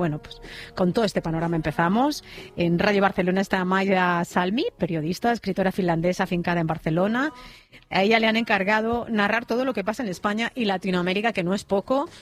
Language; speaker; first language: Spanish; native; Spanish